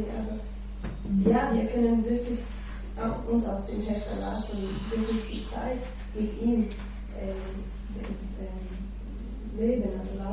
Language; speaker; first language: German; non-native, learner; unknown